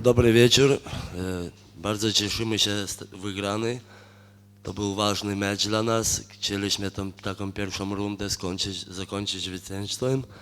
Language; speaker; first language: Polish; non-native, fluent; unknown